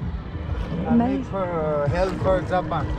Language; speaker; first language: English; non-native, learner; Nepali